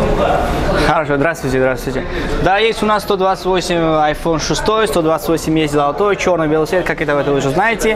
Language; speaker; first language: Russian; non-native, fluent; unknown